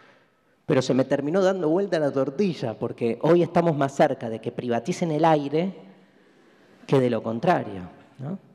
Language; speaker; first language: Spanish; native; Spanish